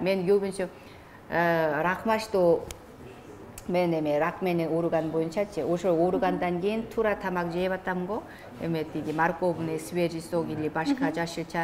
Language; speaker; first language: Kyrgyz; non-native, learner; Korean